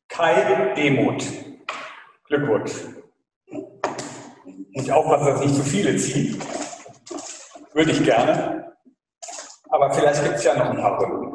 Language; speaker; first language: German; native; German